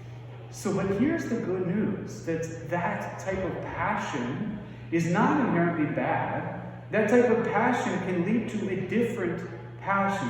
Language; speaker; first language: English; native; English